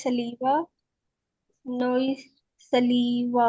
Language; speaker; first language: Italian; non-native, learner; Urdu